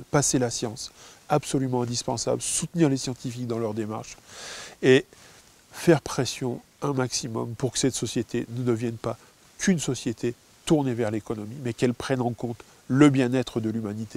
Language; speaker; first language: French; native; French